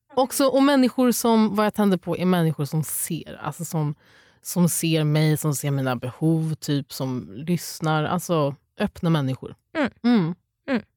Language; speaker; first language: Swedish; native; Swedish